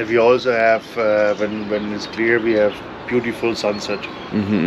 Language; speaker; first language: English; non-native, fluent; German